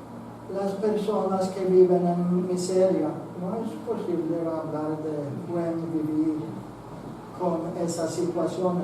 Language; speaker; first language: Spanish; non-native, fluent; Swedish